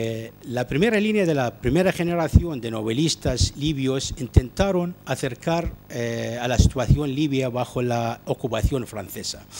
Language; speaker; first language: Spanish; non-native, fluent; Arabic